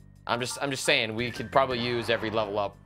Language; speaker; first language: English; native; English